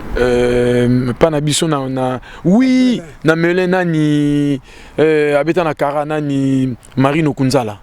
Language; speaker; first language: Lingala; native; Lingala